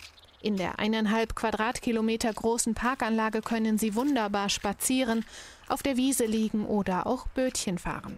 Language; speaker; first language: German; native; German